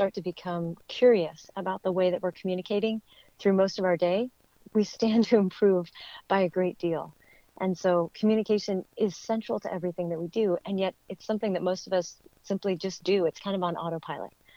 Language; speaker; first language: English; native; English